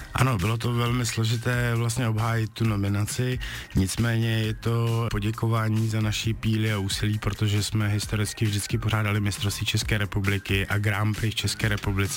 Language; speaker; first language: Czech; native; Czech